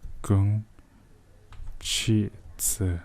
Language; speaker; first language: Chinese; non-native, learner; Mongolian